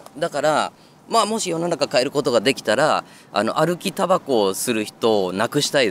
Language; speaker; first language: Japanese; native; Japanese